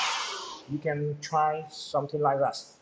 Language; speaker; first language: English; non-native, local second language; Vietnamese